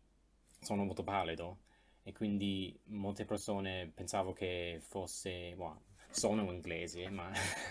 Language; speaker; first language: Italian; non-native, learner; English